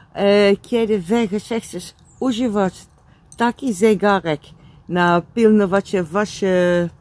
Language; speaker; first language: Polish; non-native, learner; Dutch